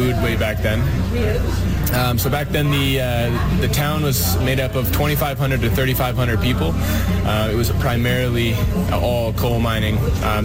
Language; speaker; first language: English; native; English